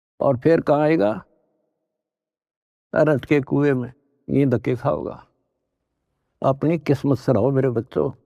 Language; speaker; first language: Hindi; native; Hindi